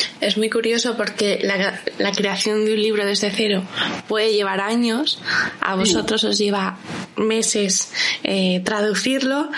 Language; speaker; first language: Spanish; native; Spanish